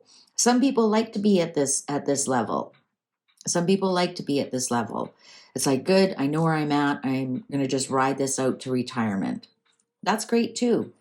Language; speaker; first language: English; native; English